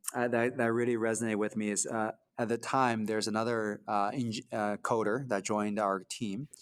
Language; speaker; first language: English; early bilingual, other home language; Chinese